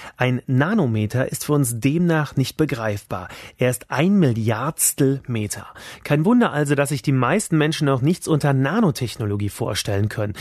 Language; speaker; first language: German; native; German